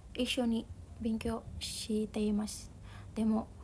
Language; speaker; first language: Japanese; non-native, learner; Indonesian